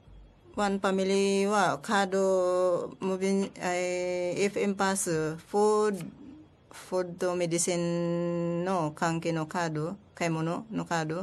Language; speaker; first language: Japanese; non-native, learner; Filipino